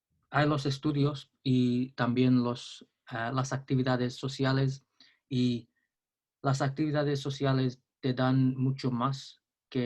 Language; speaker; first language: Spanish; non-native, learner; English